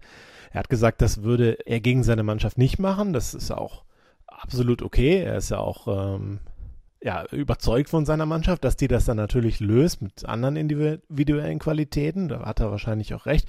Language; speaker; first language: German; native; German